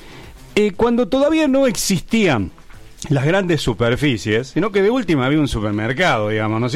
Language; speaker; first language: Spanish; native; Spanish